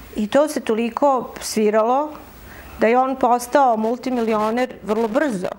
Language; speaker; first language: Serbian; native; Serbian